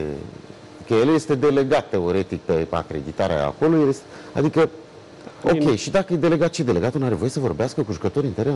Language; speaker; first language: Romanian; native; Romanian